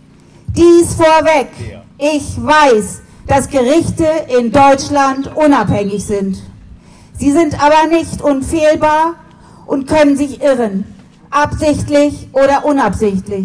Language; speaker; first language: German; native; German